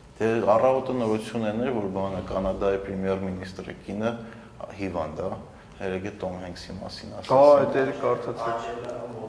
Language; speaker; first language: Armenian; native; Armenian